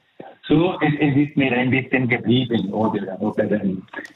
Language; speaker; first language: German; early bilingual, heritage; Italian